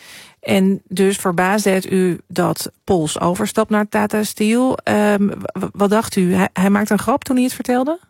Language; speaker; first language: Dutch; native; Dutch